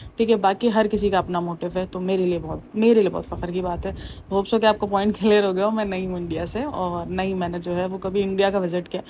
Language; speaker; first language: Urdu; native; Urdu